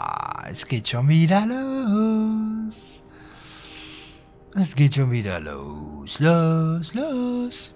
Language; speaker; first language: German; native; German